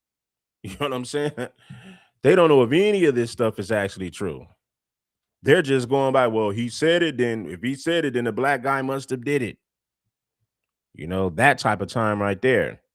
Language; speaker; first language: English; native; English